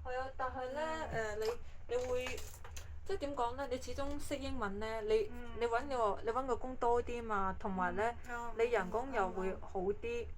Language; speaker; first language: Cantonese; native; Cantonese